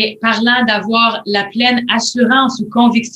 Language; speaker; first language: French; native; French